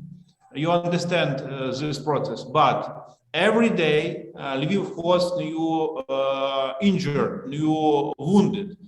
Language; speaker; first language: English; non-native, learner; Ukrainian